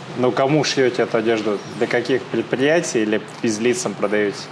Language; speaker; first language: Russian; native; Russian